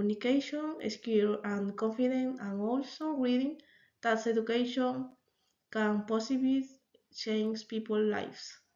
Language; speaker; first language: English; non-native, learner; Spanish